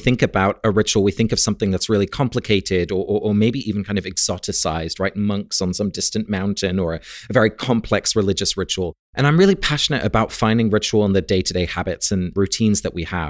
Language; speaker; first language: English; native; English